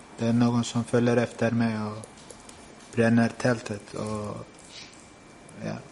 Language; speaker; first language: Swedish; non-native, fluent; Turkish